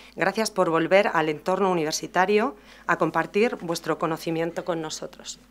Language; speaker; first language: Spanish; native; Spanish